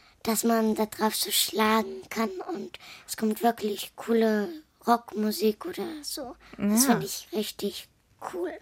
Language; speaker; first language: German; early bilingual, other home language; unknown